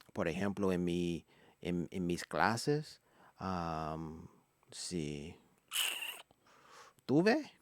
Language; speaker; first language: Spanish; non-native, learner; English